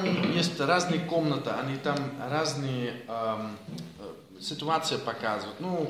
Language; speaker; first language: Russian; non-native, fluent; Dutch